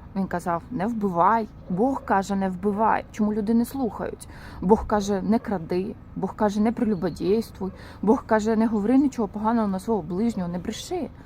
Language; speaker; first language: Ukrainian; non-native, local second language; Russian